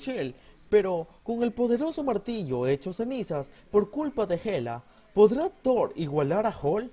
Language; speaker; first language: Spanish; native; Spanish